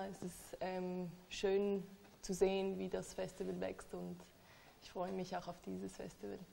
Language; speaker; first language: German; non-native, learner; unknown